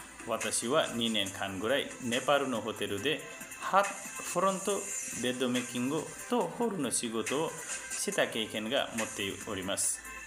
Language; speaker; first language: Japanese; non-native, learner; Nepali